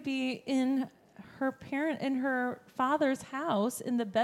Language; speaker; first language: English; native; English